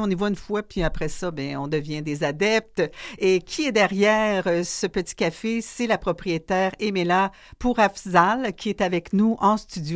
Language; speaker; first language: French; native; French